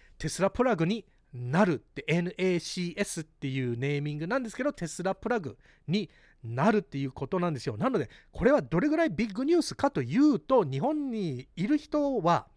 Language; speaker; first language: Japanese; early bilingual, heritage; Japanese